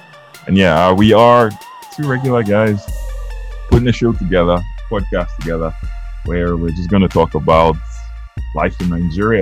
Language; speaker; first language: English; non-native, local second language; Yoruba